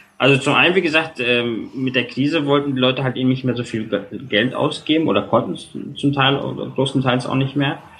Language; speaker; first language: German; non-native, fluent; Spanish